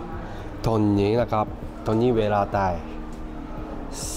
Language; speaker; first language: Thai; non-native, learner; Japanese